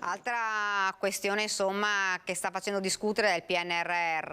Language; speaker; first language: Italian; native; Italian